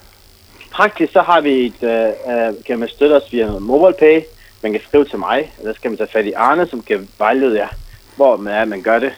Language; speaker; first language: Danish; non-native, fluent; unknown